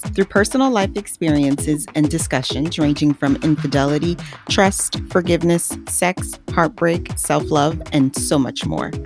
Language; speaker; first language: English; non-native, fluent; Haitian Creole